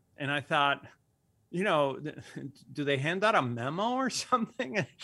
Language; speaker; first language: English; early bilingual, other home language; Spanish